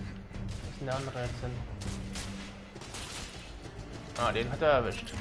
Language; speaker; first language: German; native; German